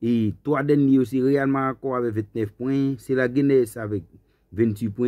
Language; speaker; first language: French; non-native, learner; Haitian Creole